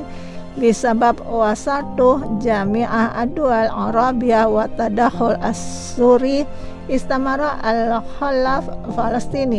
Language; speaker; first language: Arabic; non-native, fluent; Indonesian